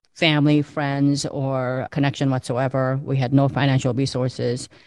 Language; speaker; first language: English; early bilingual, other home language; Korean